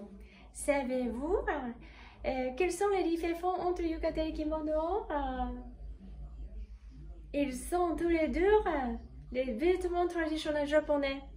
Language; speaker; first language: French; non-native, fluent; Japanese